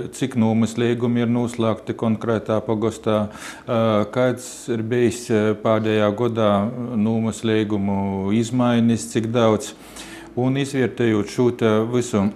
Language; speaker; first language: Latvian; native; Latvian